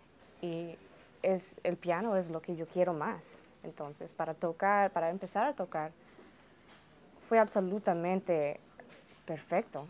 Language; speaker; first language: Spanish; early bilingual, heritage; Spanish